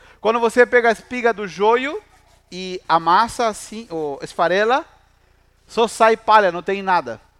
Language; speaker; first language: Portuguese; non-native, fluent; Spanish